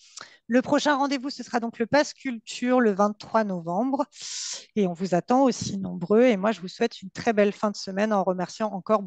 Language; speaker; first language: French; native; French